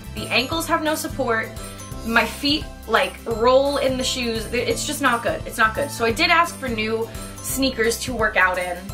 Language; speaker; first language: English; native; English